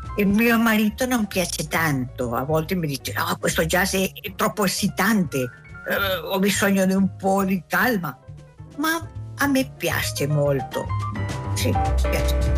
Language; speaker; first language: Italian; non-native, learner; Spanish